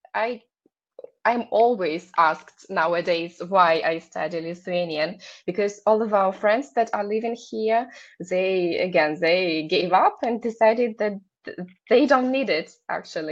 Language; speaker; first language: English; non-native, fluent; Russian